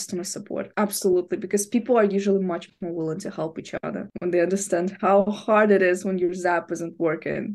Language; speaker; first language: English; non-native, fluent; Ukrainian